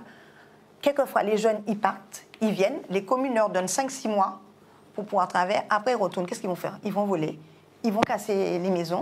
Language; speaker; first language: French; non-native, local second language; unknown